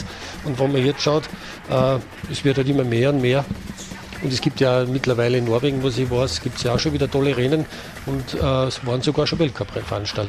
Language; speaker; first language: German; native; German